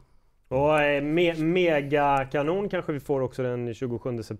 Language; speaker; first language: Swedish; native; Swedish